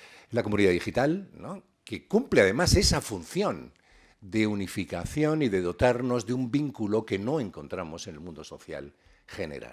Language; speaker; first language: Spanish; native; Spanish